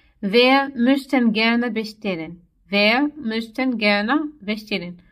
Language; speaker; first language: German; non-native, learner; Arabic